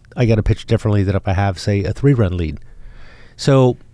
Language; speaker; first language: English; native; English